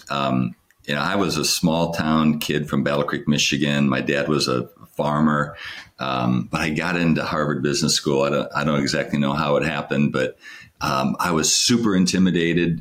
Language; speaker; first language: English; native; English